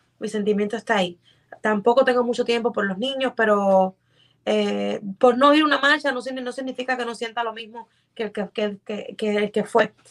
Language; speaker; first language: Spanish; native; Spanish